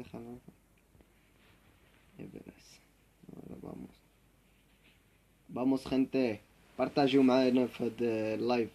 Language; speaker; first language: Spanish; non-native, fluent; Arabic